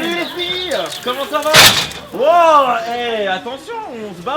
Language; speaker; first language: French; native; French